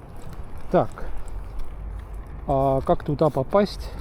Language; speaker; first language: Russian; non-native, local second language; Estonian